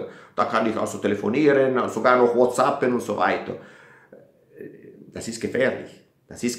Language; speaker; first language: German; non-native, fluent; Italian